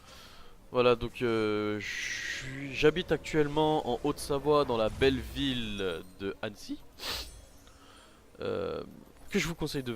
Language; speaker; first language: French; native; French